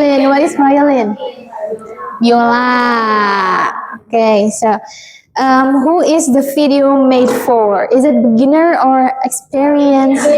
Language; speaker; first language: English; non-native, fluent; Indonesian